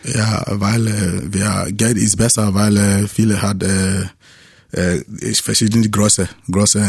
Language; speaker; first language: German; non-native, learner; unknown